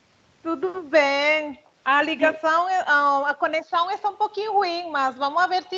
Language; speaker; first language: Portuguese; non-native, fluent; Spanish